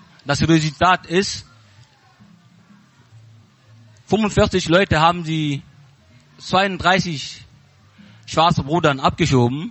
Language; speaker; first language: German; non-native, learner; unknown